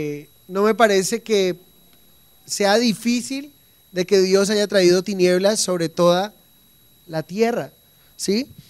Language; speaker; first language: Spanish; native; Spanish